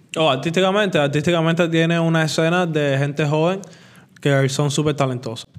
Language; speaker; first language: Spanish; native; Spanish